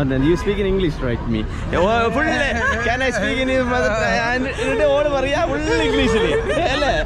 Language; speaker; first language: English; non-native, learner; Malayalam